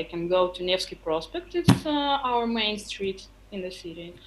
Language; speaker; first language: English; non-native, fluent; Russian